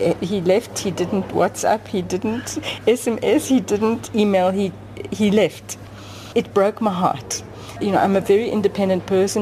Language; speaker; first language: English; native; English